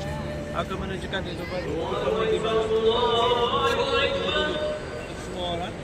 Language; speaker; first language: Indonesian; non-native, fluent; Turkish